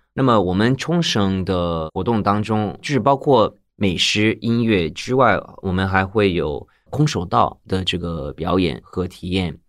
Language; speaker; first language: Chinese; non-native, fluent; Japanese